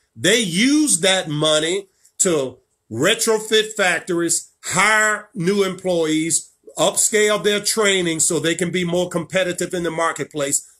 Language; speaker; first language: English; native; English